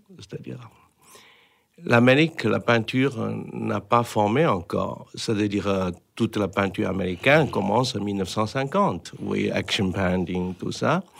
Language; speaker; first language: French; non-native, fluent; Chinese